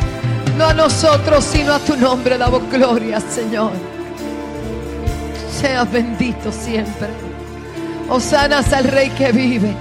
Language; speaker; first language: Spanish; native; Spanish